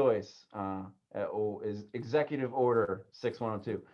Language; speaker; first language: Portuguese; non-native, learner; English